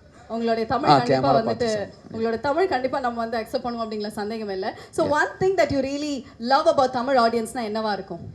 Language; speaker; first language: Tamil; native; Tamil